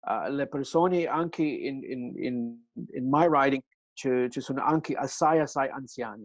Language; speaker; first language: Italian; early bilingual, heritage; Italian